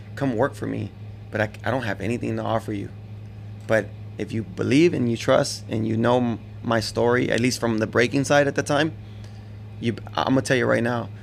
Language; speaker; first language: English; native; English